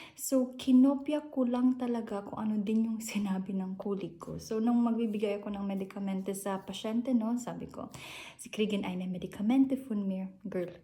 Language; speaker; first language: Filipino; native; Filipino